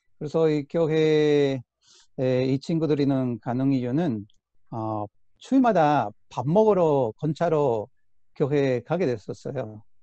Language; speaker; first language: Korean; non-native, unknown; Spanish